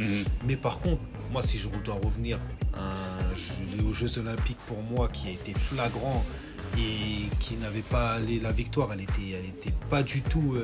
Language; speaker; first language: French; native; French